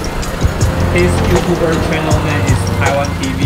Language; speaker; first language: English; non-native, learner; Chinese